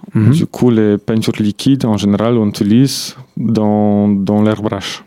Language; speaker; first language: French; non-native, fluent; Polish